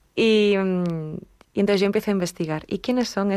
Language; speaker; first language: Spanish; native; Spanish